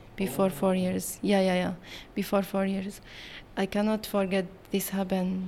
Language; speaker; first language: English; non-native, learner; Arabic